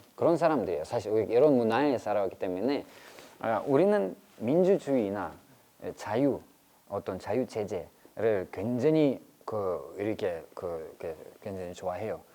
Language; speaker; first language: Korean; non-native, fluent; Russian